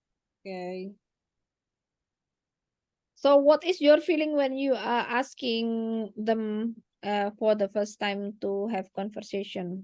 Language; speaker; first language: English; non-native, learner; Indonesian